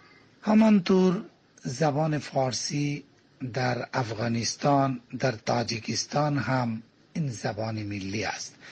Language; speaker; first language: Persian; non-native, fluent; Bangla